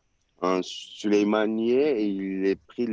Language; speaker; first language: French; non-native, learner; Turkish